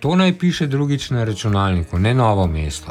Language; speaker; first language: Slovenian; native; Slovenian